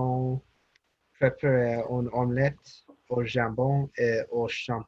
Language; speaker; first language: French; non-native, learner; English